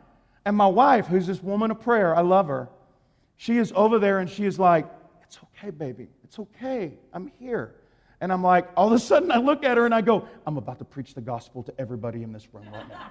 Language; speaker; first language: English; native; English